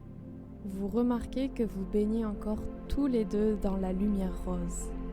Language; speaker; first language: French; native; French